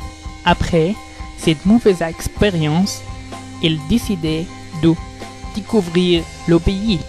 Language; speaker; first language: French; non-native, learner; Arabic